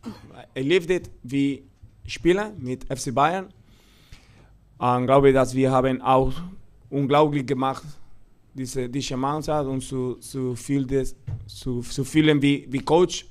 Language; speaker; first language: German; non-native, fluent; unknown